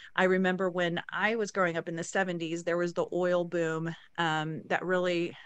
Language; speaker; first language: English; native; English